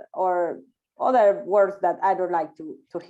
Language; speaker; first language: English; non-native, learner; Spanish